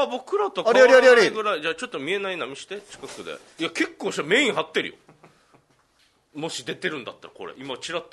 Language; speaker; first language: Japanese; native; Japanese